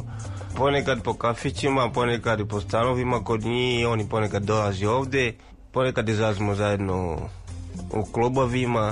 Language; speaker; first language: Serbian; non-native, learner; Swahili